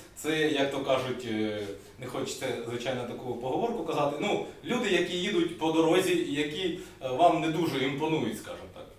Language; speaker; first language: Ukrainian; non-native, local second language; Russian